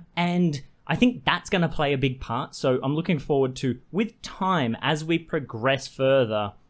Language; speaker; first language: English; native; English